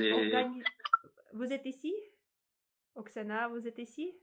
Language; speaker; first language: French; non-native, fluent; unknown